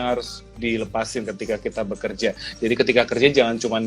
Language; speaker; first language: Indonesian; native; Indonesian